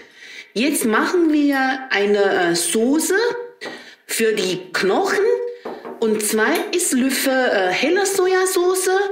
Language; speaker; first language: German; non-native, learner; Chinese